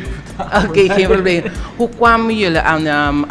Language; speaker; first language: Dutch; non-native, local second language; Papiamento